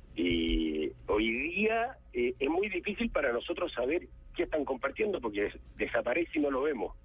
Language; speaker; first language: Spanish; native; Spanish